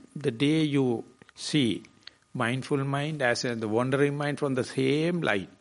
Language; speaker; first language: English; non-native, fluent; Sinhala